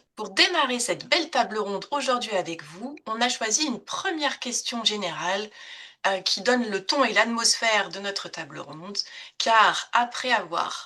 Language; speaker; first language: French; native; French